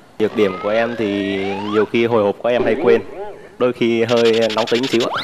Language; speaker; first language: Vietnamese; native; Vietnamese